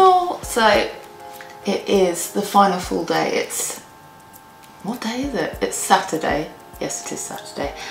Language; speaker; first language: English; native; English